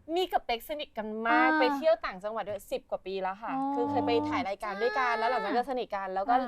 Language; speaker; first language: Thai; non-native, fluent; English